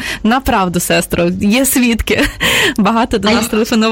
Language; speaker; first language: Ukrainian; native; Ukrainian